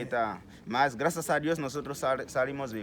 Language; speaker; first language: Spanish; non-native, learner; Haitian Creole